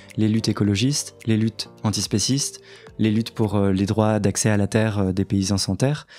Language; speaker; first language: French; native; French